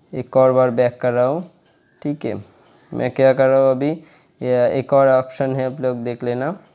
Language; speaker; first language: Hindi; non-native, local second language; Bangla